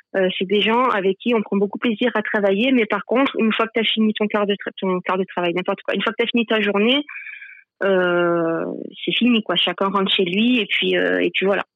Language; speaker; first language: French; native; French